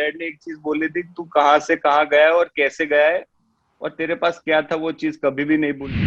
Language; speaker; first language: Hindi; non-native, local second language; Gujarati